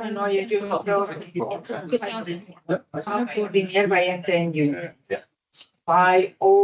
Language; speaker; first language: German; non-native, fluent; Italian